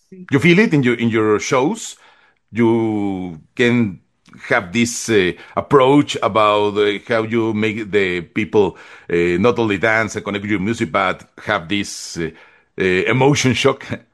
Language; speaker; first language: English; non-native, fluent; Spanish